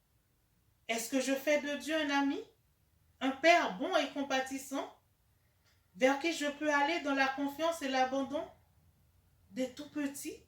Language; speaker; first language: French; native; French